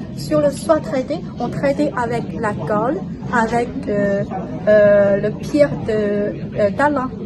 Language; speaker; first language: French; non-native, fluent; Chinese